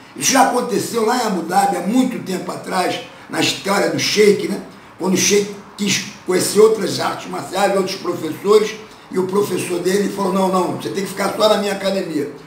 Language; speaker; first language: Portuguese; native; Portuguese